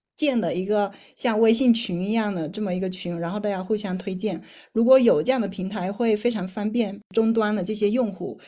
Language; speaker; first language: Chinese; native; Chinese